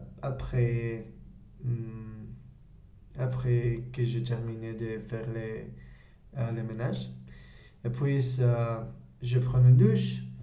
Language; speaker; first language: French; non-native, learner; Spanish